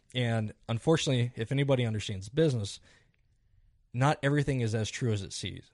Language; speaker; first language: English; native; English